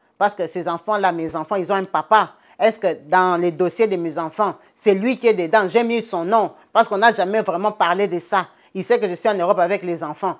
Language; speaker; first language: French; non-native, local second language; Lingala